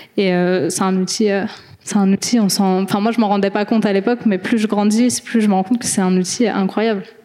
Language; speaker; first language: French; native; French